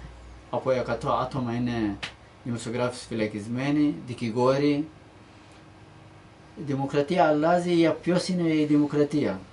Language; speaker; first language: Greek; non-native, learner; Turkish